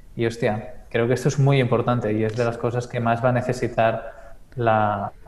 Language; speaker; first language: Spanish; native; Spanish